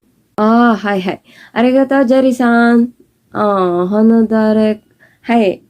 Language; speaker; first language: Japanese; non-native, learner; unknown